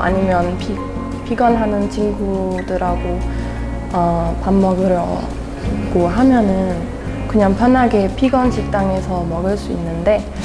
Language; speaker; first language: Korean; non-native, fluent; German